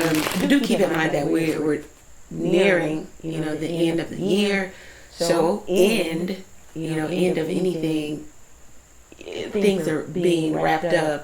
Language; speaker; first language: English; native; English